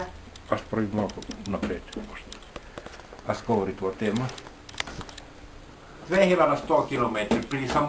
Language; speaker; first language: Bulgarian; non-native, learner; Finnish